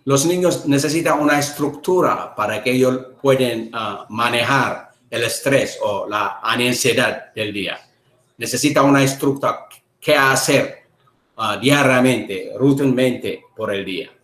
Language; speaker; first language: Spanish; non-native, learner; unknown